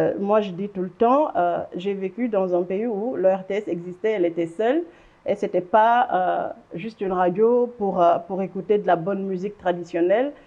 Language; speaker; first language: French; non-native, local second language; Wolof